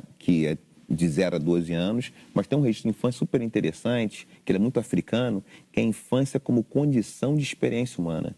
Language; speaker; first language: Portuguese; native; Portuguese